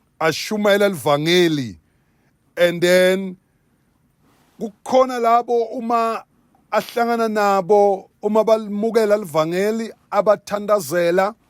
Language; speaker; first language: Zulu; non-native, local second language; Swati